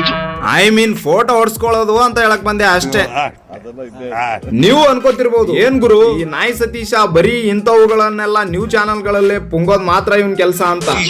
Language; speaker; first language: Kannada; native; Kannada